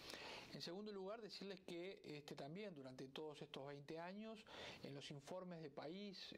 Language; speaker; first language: Spanish; native; Spanish